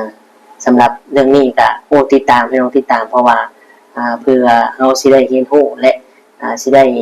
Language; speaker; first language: Thai; non-native, local second language; Northeastern Thai